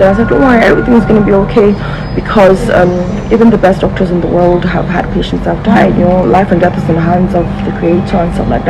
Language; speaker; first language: English; non-native, local second language; Hausa